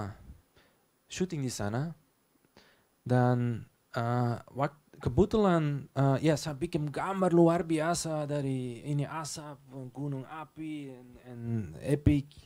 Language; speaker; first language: Indonesian; non-native, learner; Dutch